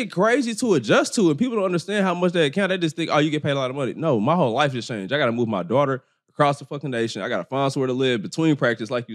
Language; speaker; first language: English; native; English